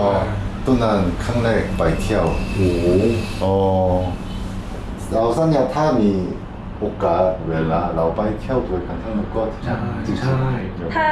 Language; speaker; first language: Thai; non-native, learner; Korean